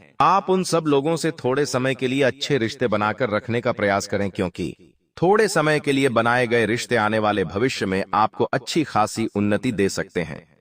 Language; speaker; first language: Hindi; native; Hindi